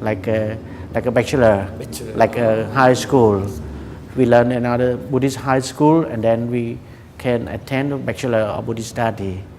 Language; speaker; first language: English; non-native, learner; Khmer